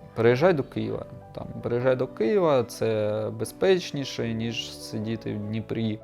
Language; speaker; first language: Ukrainian; native; Ukrainian